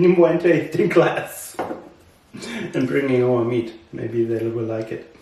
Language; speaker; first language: English; non-native, learner; German